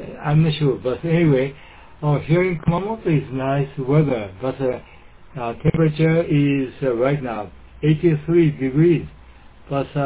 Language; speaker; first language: English; non-native, learner; Japanese